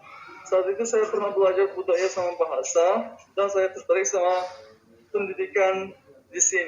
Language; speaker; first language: Indonesian; non-native, fluent; Tajik